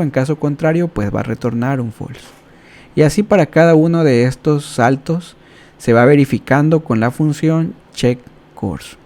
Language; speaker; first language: Spanish; native; Spanish